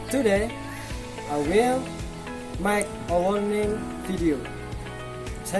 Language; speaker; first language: English; non-native, learner; Indonesian